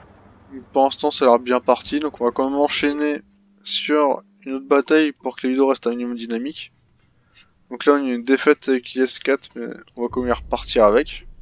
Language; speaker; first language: French; native; French